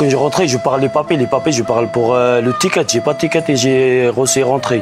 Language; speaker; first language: French; non-native, learner; Arabic